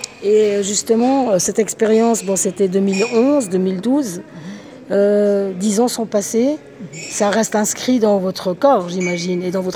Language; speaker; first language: French; native; French